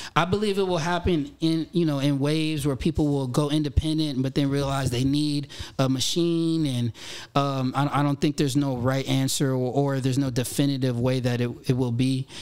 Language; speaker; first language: English; native; English